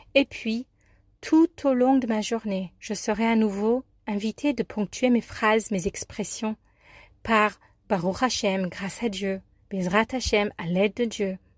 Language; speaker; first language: French; non-native, fluent; English